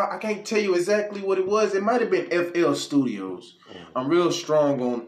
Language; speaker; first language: English; native; English